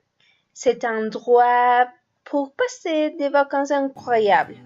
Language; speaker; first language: French; non-native, learner; Spanish